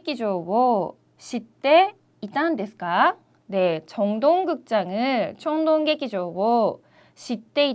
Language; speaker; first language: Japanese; non-native, fluent; Korean